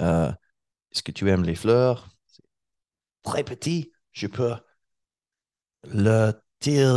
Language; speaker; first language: French; non-native, learner; English